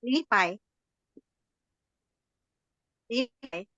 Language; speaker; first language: Chinese; non-native, learner; Indonesian